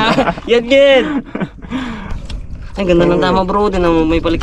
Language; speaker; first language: Filipino; non-native, local second language; Hiligaynon